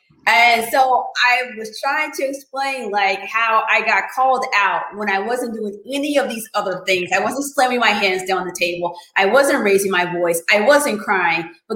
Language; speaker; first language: English; native; English